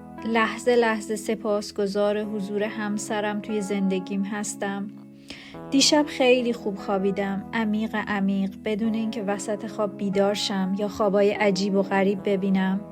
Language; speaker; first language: Persian; native; Persian